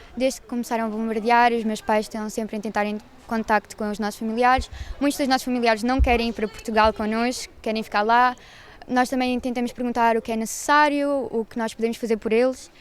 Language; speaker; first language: Portuguese; early bilingual, other home language; Ukrainian